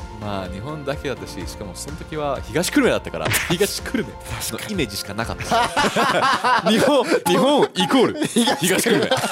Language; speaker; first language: Japanese; early bilingual, other home language; English